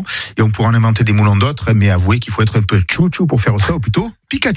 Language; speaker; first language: French; native; French